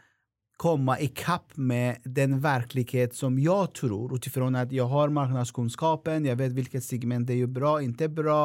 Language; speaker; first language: Swedish; non-native, fluent; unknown